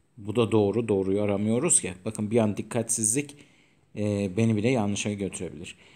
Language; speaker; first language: Turkish; non-native, fluent; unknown